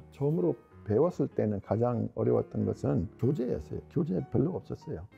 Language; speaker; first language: Korean; non-native, fluent; English